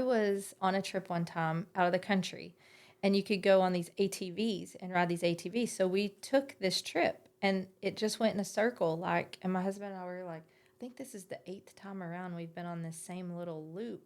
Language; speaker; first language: English; native; English